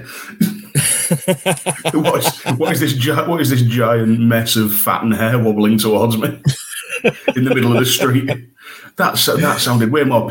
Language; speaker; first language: English; native; English